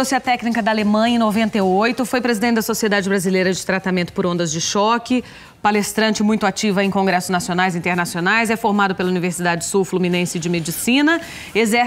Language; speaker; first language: Portuguese; native; Portuguese